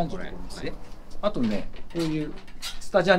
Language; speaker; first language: Japanese; native; Japanese